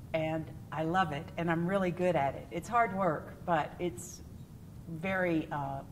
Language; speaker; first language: English; native; English